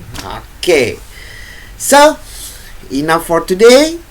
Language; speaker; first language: English; non-native, fluent; Indonesian